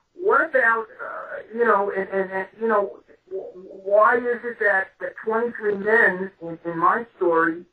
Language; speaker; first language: English; native; English